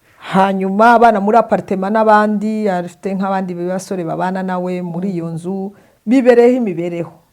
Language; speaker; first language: Kinyarwanda; early bilingual, heritage; Kinyarwanda